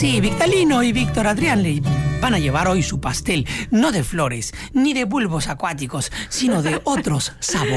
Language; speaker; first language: Spanish; native; Spanish